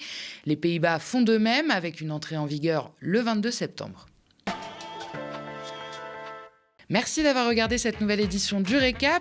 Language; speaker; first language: French; native; French